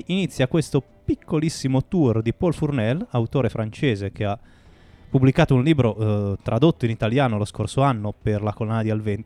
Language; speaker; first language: Italian; native; Italian